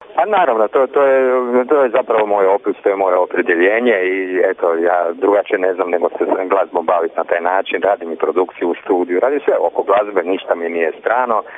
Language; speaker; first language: Croatian; native; Croatian